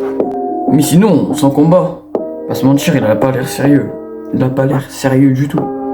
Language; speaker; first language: French; native; French